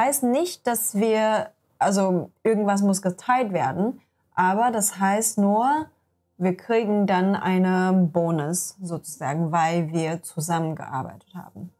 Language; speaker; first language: German; non-native, learner; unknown